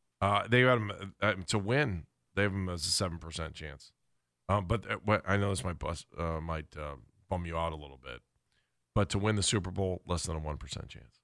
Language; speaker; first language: English; native; English